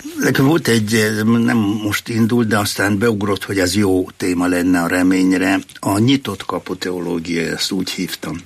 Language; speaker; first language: Hungarian; native; Hungarian